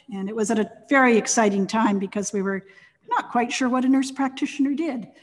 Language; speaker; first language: English; native; English